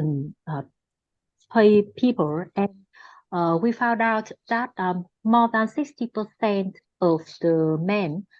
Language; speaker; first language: English; non-native, fluent; Vietnamese